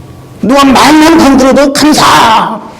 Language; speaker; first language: Korean; native; Korean